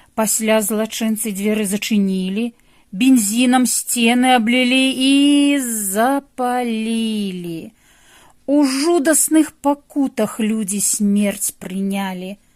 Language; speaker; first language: Belarusian; native; Belarusian